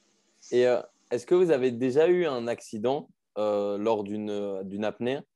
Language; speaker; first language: French; native; French